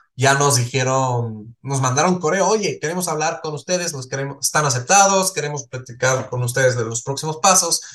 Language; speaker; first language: Spanish; non-native, fluent; Swiss German